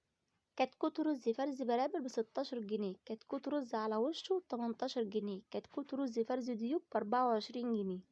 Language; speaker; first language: Arabic; native; Arabic